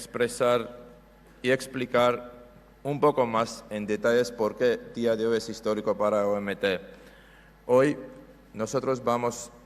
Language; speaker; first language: Spanish; non-native, fluent; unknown